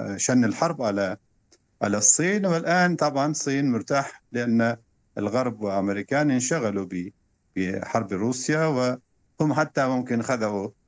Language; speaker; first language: Arabic; non-native, fluent; Turkish